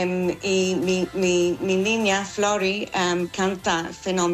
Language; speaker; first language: Spanish; non-native, fluent; English